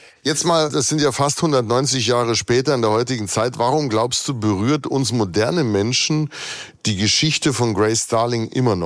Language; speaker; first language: German; native; German